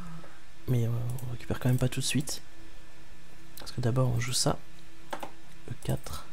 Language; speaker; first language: French; native; French